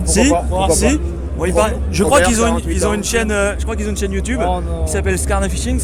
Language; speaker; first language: French; native; French